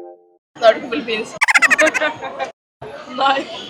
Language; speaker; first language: Norwegian; early bilingual, heritage; Filipino